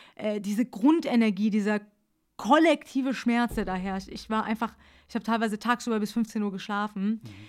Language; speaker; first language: German; early bilingual, other home language; Persian